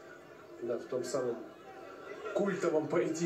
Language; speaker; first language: Russian; native; Russian